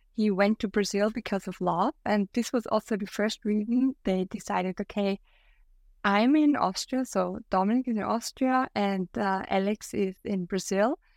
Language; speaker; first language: English; non-native, fluent; German